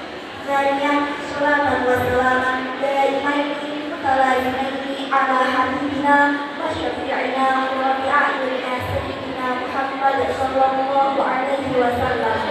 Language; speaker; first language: Arabic; non-native, learner; Indonesian